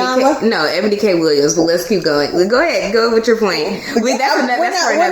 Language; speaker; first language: English; native; English